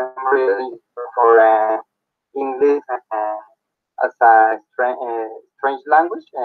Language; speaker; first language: English; non-native, learner; Spanish